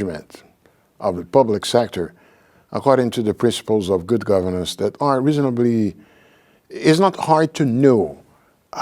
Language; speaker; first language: English; non-native, fluent; Portuguese